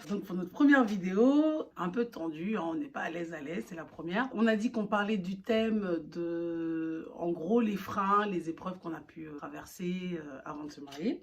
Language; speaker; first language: French; early bilingual, other home language; Soninke